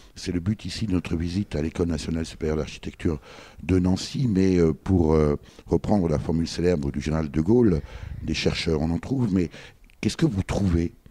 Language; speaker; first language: French; native; French